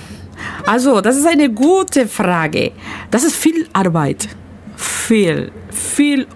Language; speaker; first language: German; non-native, learner; Spanish